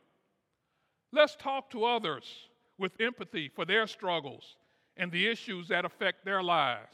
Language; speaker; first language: English; native; English